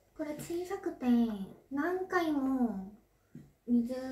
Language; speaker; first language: Japanese; non-native, learner; Korean